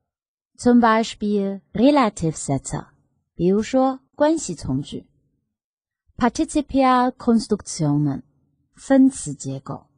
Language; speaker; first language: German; non-native, fluent; Chinese